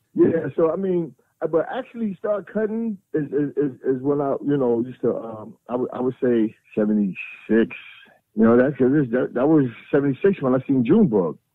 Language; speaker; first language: English; native; English